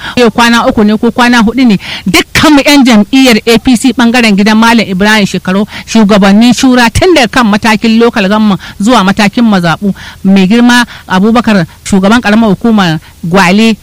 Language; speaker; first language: Hausa; native; Hausa